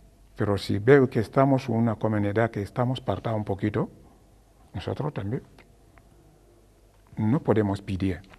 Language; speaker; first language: Spanish; non-native, learner; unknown